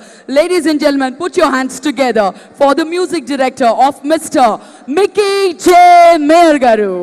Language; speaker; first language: Telugu; native; Telugu